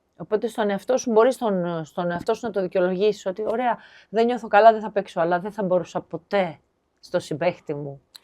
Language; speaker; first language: Greek; native; Greek